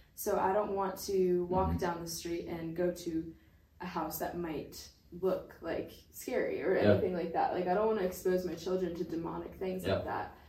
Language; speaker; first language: English; native; English